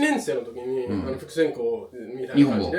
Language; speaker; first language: Japanese; non-native, fluent; English